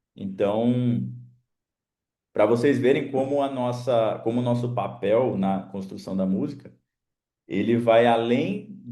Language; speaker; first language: Portuguese; native; Portuguese